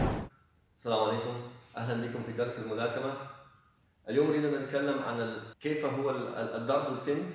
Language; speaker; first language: Arabic; non-native, learner; Polish